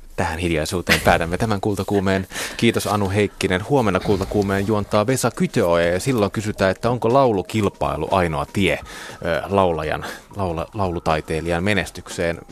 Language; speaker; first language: Finnish; native; Finnish